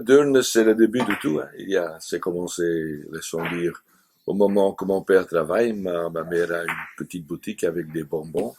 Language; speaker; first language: French; non-native, fluent; Dutch